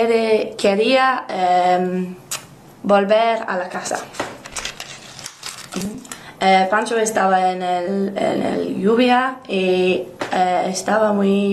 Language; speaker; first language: Spanish; non-native, learner; English